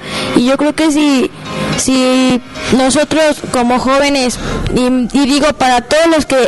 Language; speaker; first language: Spanish; native; Spanish